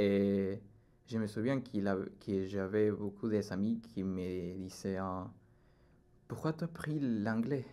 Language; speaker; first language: French; non-native, learner; Spanish